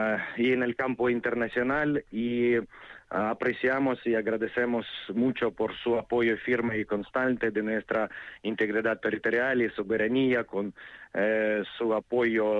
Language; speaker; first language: Spanish; non-native, fluent; Ukrainian